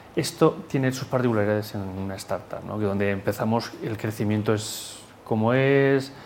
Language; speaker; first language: Spanish; native; Spanish